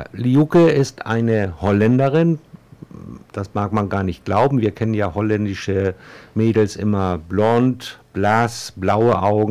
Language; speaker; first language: German; native; German